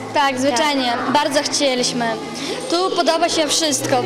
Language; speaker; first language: Polish; non-native, learner; Ukrainian